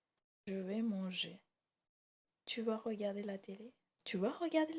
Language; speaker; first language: French; non-native, fluent; Tamil